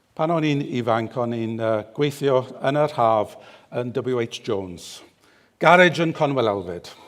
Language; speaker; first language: Welsh; native; Welsh